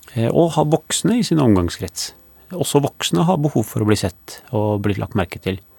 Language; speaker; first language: Norwegian; early bilingual, other home language; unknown